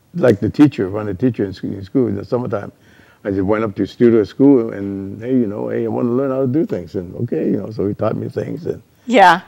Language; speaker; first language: English; non-native, local second language; Cantonese